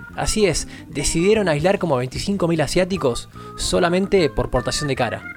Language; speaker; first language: Spanish; native; Spanish